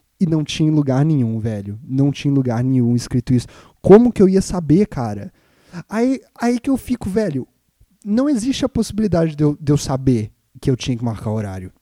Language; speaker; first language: Portuguese; native; Portuguese